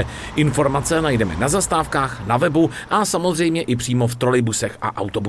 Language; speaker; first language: Czech; native; Czech